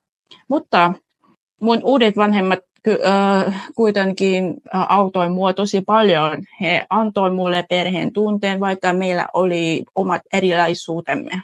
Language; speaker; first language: Finnish; non-native, fluent; Vietnamese